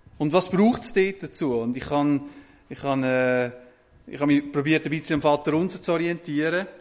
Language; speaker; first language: German; native; German